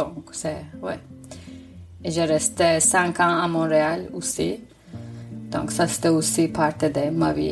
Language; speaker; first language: French; non-native, fluent; Turkish